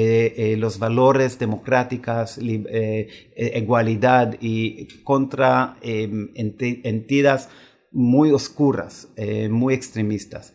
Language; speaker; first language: Spanish; non-native, fluent; Hebrew